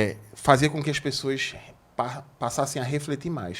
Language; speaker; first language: Portuguese; native; Portuguese